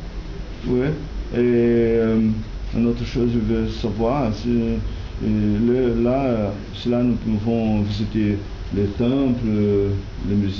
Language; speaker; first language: French; non-native, learner; Portuguese